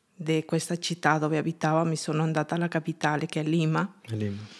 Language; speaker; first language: Italian; non-native, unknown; Spanish